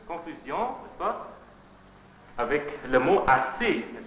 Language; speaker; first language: French; non-native, fluent; Indonesian